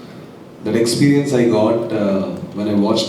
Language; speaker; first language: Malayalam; non-native, learner; Kannada